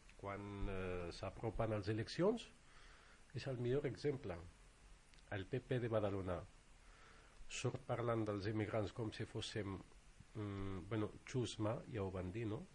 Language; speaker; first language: Catalan; non-native, fluent; Arabic